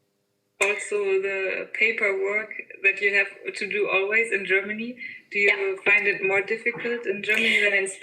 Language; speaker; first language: English; non-native, fluent; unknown